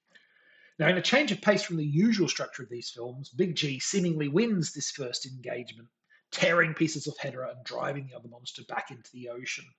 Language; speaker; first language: English; native; English